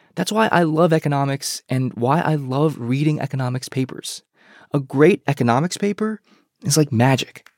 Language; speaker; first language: English; early bilingual, other home language; Chinese